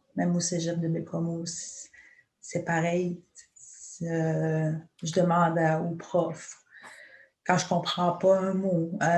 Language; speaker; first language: French; non-native, local second language; Innu-aimun